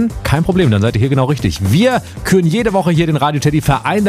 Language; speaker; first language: German; native; German